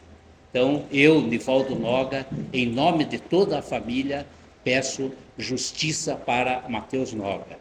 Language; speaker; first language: Portuguese; native; Portuguese